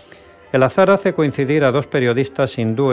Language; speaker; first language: Spanish; native; Spanish